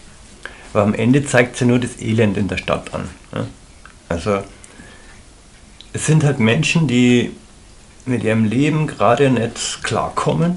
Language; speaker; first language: German; native; German